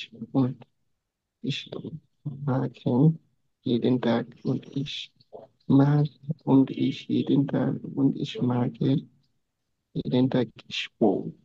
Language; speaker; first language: German; non-native, learner; Bangla